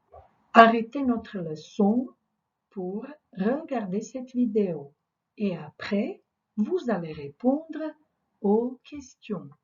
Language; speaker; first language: French; non-native, fluent; Croatian